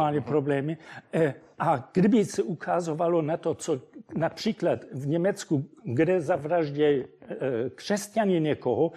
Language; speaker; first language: Czech; non-native, fluent; German